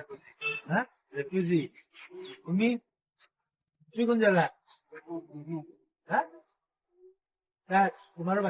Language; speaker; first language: Hindi; non-native, local second language; Bangla